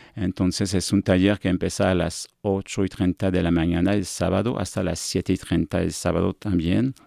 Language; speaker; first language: Spanish; non-native, fluent; French